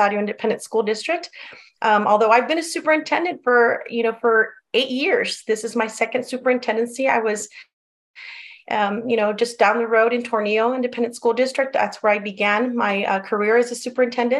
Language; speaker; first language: English; early bilingual, other home language; Spanish